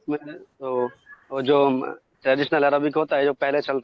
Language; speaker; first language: Hindi; non-native, local second language; Bangla